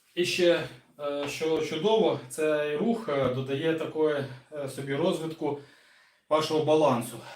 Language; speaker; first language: Ukrainian; non-native, local second language; Russian